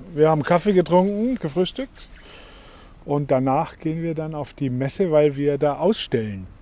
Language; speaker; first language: German; non-native, fluent; Portuguese